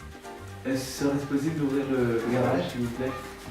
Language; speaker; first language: French; native; French